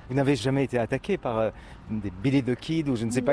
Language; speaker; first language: French; native; French